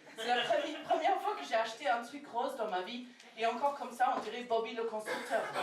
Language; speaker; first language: French; non-native, fluent; English